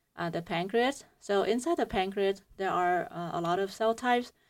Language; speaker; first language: English; non-native, fluent; Vietnamese